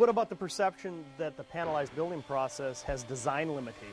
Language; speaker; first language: English; native; English